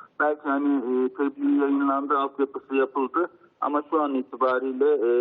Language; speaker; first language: Turkish; native; Turkish